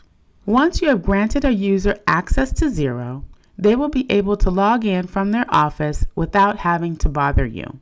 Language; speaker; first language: English; native; English